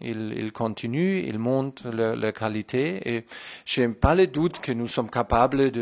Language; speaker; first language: French; non-native, fluent; German